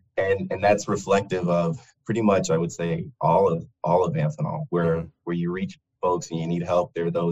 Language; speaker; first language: English; native; English